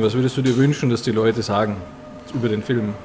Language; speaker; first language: German; native; German